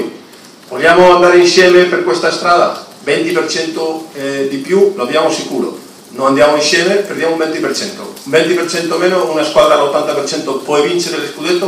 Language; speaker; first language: Italian; non-native, fluent; Spanish